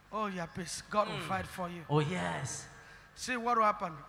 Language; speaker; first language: English; non-native, local second language; Ibibio